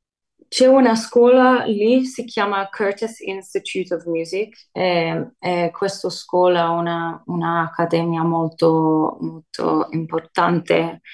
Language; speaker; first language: Italian; early bilingual, heritage; English